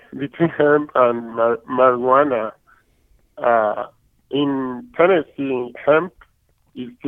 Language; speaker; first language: English; non-native, local second language; Yoruba